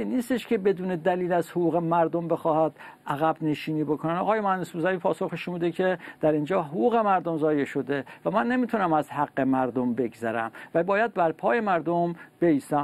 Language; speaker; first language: Persian; native; Persian